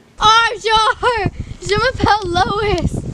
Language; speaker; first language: French; non-native, learner; English